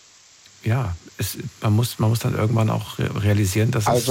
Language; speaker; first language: German; native; German